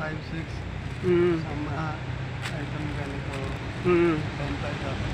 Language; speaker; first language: Filipino; non-native, learner; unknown